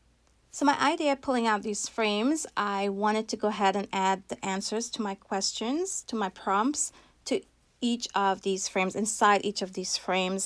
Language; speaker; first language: English; native; English